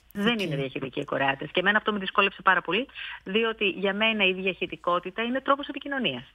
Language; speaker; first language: Greek; native; Greek